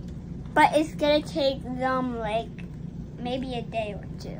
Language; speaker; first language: English; native; English